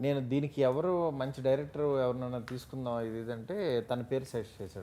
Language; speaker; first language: Telugu; native; Telugu